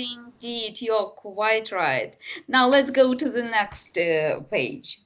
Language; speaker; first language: English; non-native, fluent; Russian